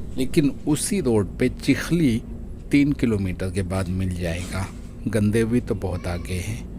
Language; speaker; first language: Hindi; native; Hindi